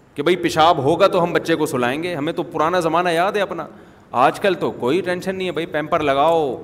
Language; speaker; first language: Urdu; native; Urdu